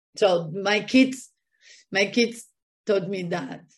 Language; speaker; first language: English; non-native, fluent; Spanish